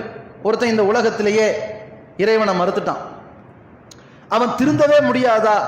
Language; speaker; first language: Tamil; native; Tamil